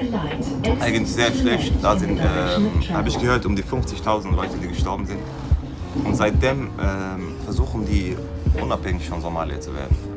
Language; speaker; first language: German; non-native, learner; Somali